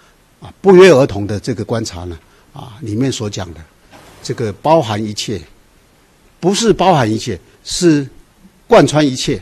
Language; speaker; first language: Chinese; native; Chinese